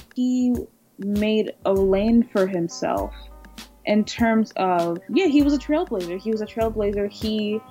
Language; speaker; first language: English; native; English